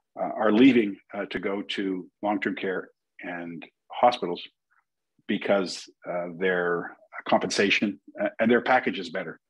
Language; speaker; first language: English; native; English